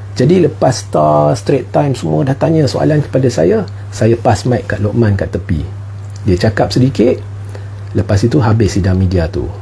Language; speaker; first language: Malay; non-native, local second language; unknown